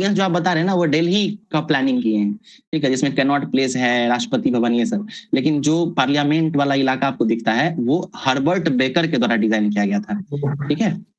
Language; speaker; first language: Hindi; native; Hindi